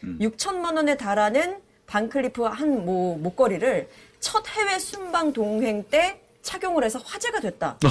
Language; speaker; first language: Korean; native; Korean